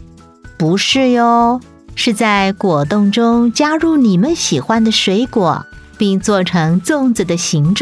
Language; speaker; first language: Chinese; native; Chinese